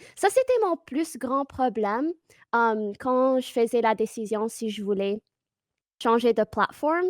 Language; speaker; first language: French; non-native, fluent; English